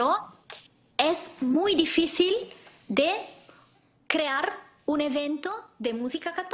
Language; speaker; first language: Spanish; non-native, learner; Italian